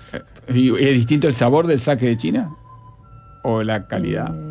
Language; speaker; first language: Spanish; native; Spanish